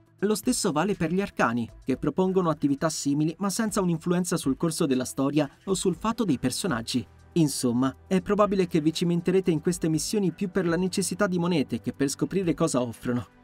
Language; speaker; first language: Italian; native; Italian